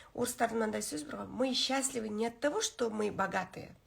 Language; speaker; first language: Russian; non-native, local second language; Kazakh